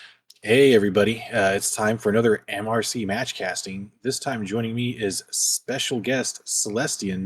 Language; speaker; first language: English; native; English